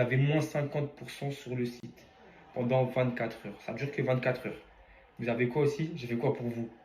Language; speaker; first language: French; native; French